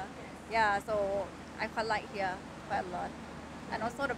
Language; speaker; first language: English; non-native, fluent; Thai